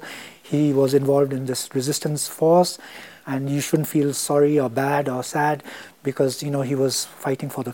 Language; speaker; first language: English; non-native, local second language; Tibetan